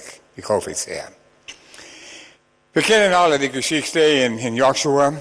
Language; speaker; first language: German; non-native, fluent; English